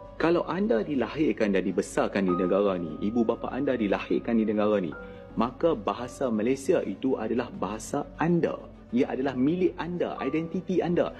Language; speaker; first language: Malay; native; Malay